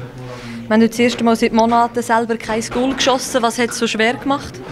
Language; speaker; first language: German; native; German